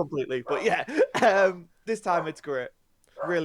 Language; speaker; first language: English; native; English